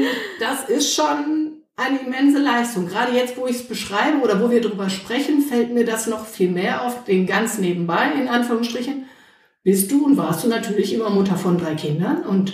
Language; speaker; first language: German; native; German